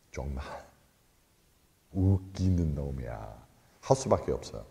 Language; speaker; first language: Korean; non-native, fluent; English